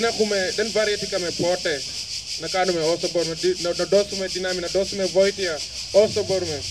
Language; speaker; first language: Greek; non-native, fluent; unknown